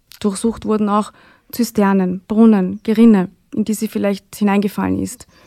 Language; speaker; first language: German; native; German